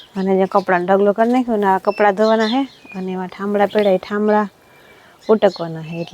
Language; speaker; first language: Gujarati; native; Gujarati